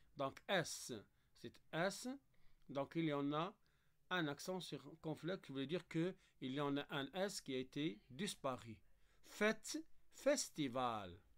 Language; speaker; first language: French; non-native, local second language; Arabic